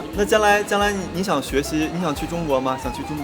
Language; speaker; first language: Chinese; native; Chinese